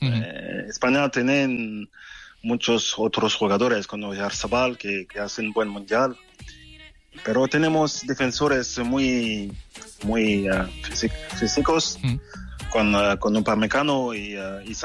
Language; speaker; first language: Spanish; non-native, fluent; French